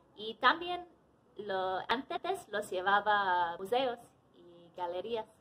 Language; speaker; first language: Spanish; non-native, fluent; English